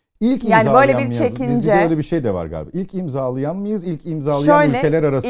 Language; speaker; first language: Turkish; native; Turkish